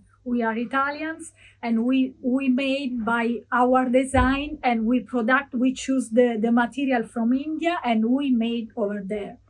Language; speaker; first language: English; non-native, learner; Italian